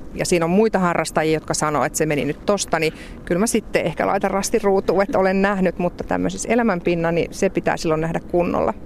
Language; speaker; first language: Finnish; native; Finnish